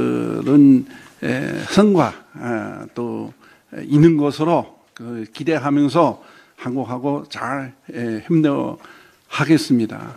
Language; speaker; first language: Korean; non-native, fluent; Chinese